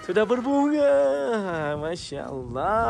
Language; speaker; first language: Malay; native; Malay